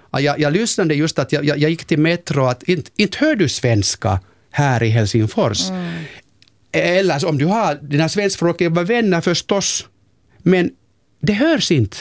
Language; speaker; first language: Swedish; non-native, local second language; Finnish